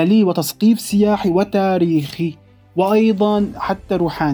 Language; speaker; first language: Arabic; native; Arabic